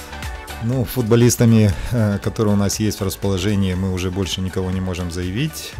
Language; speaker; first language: Russian; native; Russian